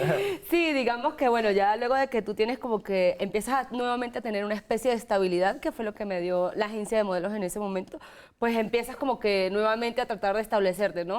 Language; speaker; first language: Spanish; native; Spanish